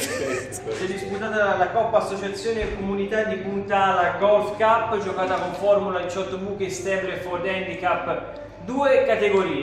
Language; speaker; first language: Italian; native; Italian